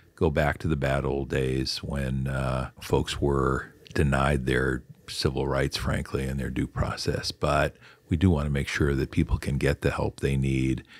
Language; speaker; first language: English; native; English